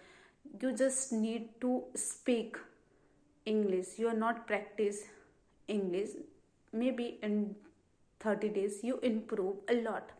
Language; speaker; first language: English; non-native, learner; Hindi